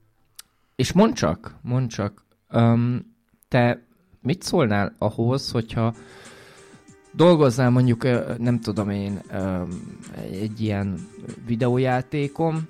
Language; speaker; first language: Hungarian; native; Hungarian